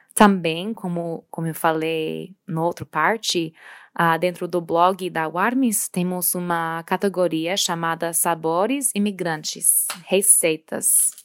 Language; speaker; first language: Portuguese; non-native, fluent; English